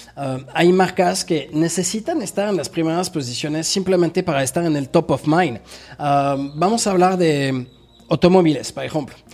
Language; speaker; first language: Spanish; non-native, fluent; French